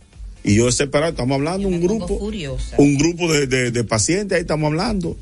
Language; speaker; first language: Spanish; native; Spanish